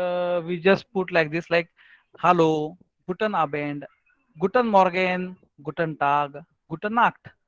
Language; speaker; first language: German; non-native, learner; Marathi